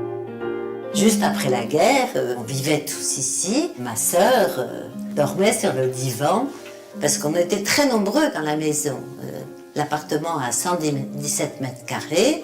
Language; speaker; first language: French; native; French